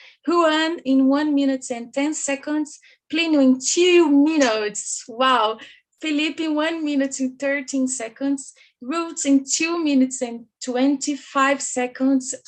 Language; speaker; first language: English; non-native, learner; Portuguese